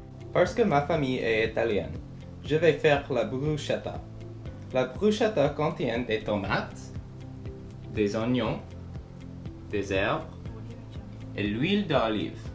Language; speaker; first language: French; non-native, learner; English